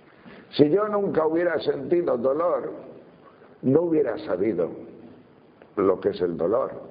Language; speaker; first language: Spanish; native; Spanish